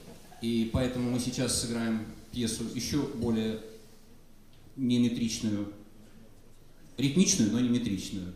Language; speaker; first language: Russian; native; Russian